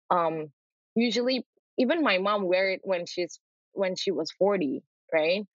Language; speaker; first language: English; non-native, fluent; Indonesian